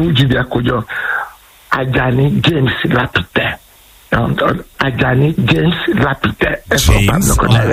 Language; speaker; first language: Hungarian; non-native, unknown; Yoruba